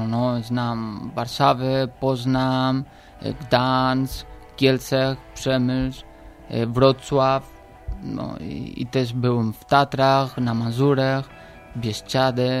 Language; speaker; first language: Polish; non-native, learner; Spanish